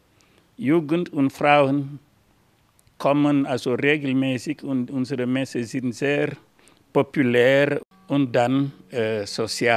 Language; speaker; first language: German; non-native, learner; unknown